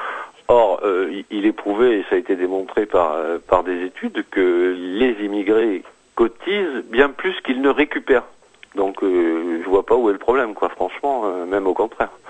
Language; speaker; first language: French; native; French